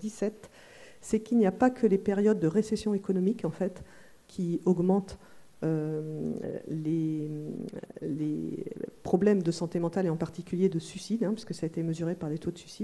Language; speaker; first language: French; native; French